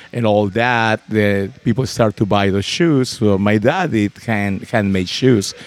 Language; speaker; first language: English; non-native, fluent; Spanish